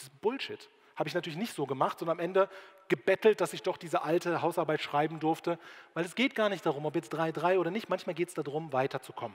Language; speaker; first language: German; native; German